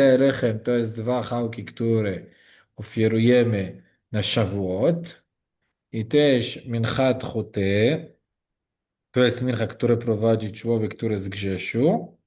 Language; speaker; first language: Polish; non-native, learner; Hebrew